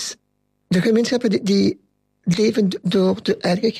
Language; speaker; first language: Dutch; non-native, local second language; French